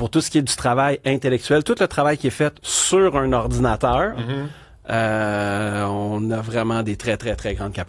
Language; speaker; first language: French; native; French